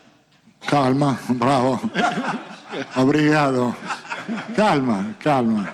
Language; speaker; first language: Portuguese; non-native, fluent; Italian